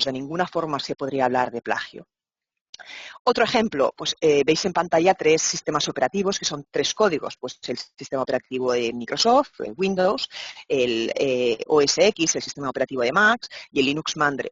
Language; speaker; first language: Spanish; native; Spanish